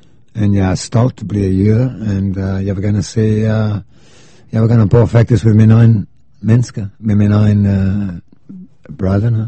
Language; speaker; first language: Danish; non-native, fluent; English